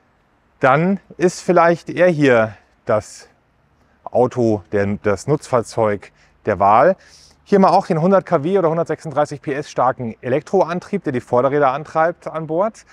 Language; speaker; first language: German; native; German